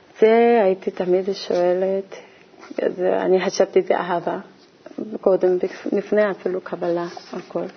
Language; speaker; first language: Hebrew; non-native, learner; Korean